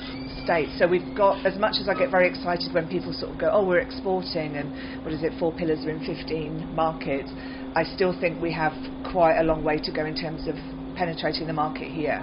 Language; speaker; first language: English; native; English